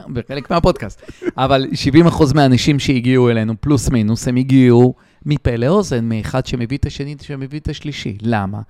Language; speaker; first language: Hebrew; native; Hebrew